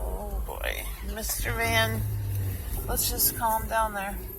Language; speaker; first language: English; native; English